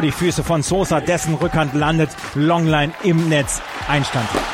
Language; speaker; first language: German; native; German